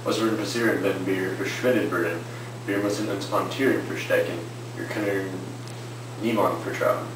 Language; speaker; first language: German; non-native, learner; English